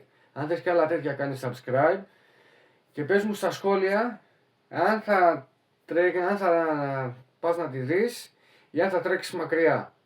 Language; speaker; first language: Greek; native; Greek